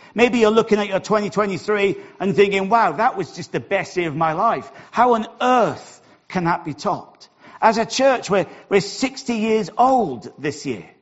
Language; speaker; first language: English; native; English